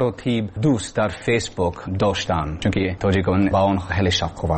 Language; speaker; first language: Persian; non-native, learner; English